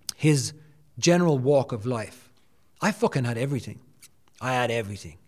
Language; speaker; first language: English; native; English